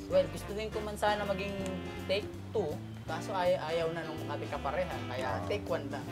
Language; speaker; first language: Filipino; native; Filipino